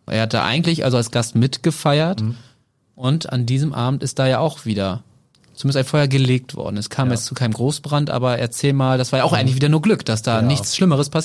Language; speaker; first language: German; native; German